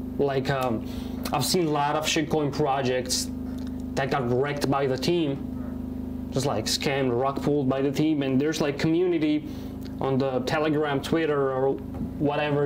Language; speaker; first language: English; non-native, fluent; Georgian